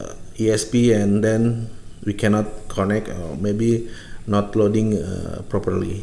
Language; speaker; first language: English; non-native, fluent; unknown